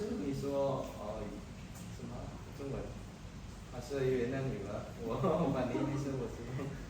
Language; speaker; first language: Chinese; non-native, learner; Indonesian